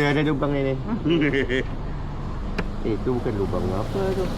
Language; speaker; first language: Malay; native; Malay